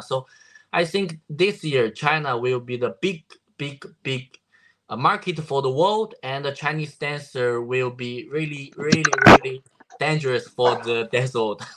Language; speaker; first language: English; non-native, learner; Chinese